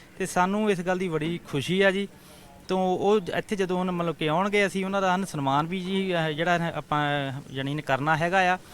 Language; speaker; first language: Punjabi; native; Punjabi